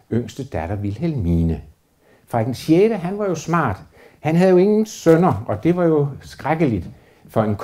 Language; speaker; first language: Danish; native; Danish